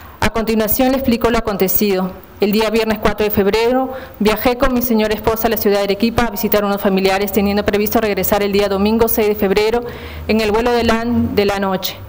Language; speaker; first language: Spanish; native; Spanish